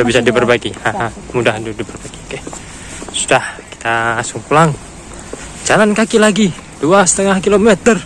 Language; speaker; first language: Indonesian; non-native, local second language; Javanese